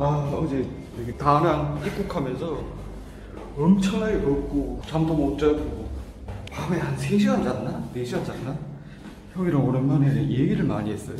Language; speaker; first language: Korean; native; Korean